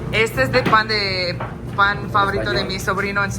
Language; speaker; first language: Spanish; non-native, learner; English